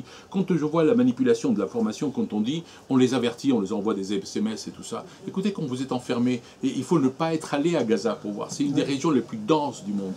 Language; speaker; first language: French; native; French